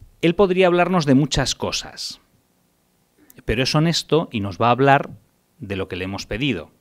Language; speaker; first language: Spanish; native; Spanish